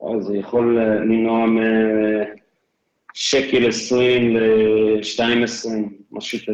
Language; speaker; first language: Hebrew; non-native, fluent; English